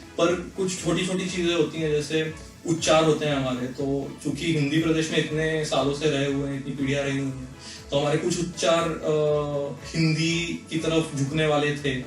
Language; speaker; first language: Hindi; non-native, local second language; Marathi